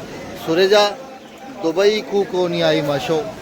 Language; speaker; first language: Japanese; non-native, fluent; Urdu